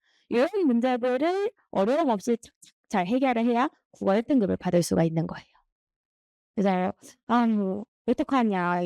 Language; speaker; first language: Korean; native; Korean